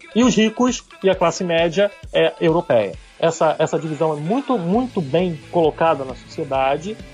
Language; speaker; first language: Portuguese; native; Portuguese